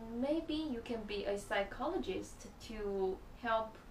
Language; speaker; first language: English; non-native, learner; Chinese